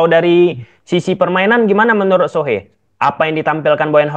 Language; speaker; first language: Indonesian; native; Indonesian